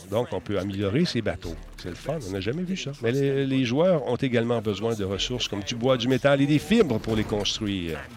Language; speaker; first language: French; native; French